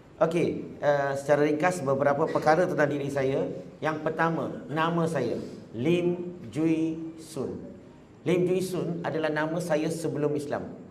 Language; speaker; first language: Malay; non-native, local second language; Chinese